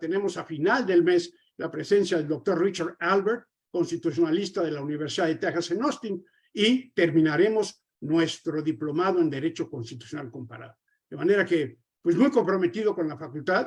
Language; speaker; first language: Spanish; native; Spanish